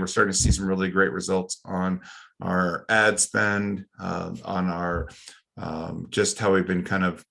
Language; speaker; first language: English; native; English